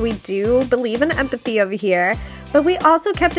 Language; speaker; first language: English; native; English